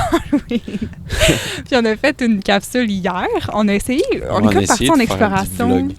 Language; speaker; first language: French; native; French